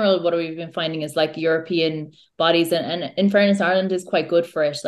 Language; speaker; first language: English; native; English